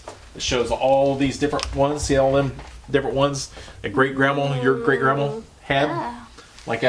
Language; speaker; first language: English; native; English